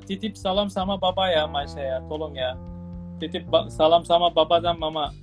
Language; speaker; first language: Indonesian; non-native, fluent; Turkish